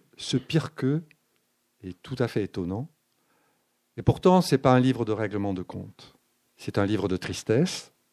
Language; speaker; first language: French; native; French